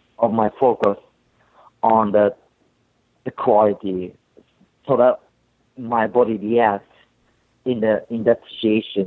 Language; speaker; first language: English; non-native, fluent; Japanese